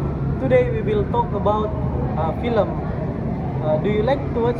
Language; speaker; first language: English; non-native, learner; Indonesian